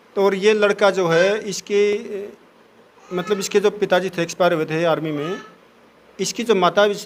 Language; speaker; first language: Hindi; native; Hindi